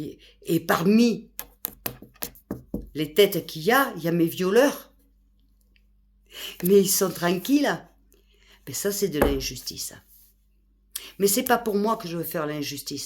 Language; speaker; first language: French; native; French